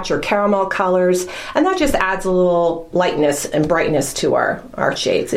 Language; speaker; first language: English; native; English